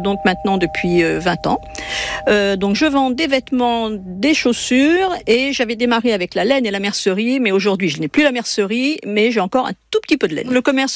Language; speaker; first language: French; native; French